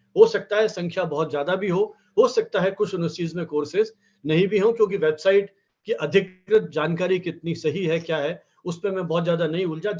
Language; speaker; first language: Hindi; native; Hindi